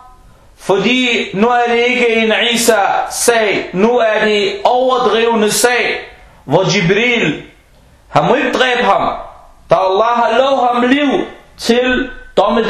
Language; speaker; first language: Danish; early bilingual, other home language; Arabic